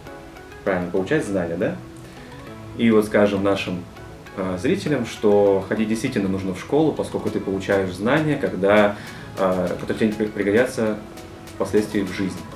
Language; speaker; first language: Russian; native; Russian